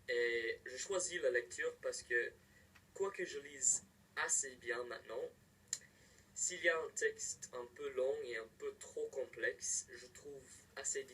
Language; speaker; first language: French; non-native, fluent; English